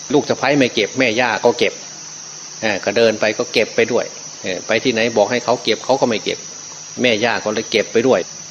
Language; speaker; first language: Thai; native; Thai